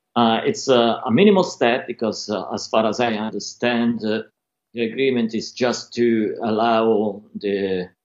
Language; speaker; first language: English; non-native, fluent; Italian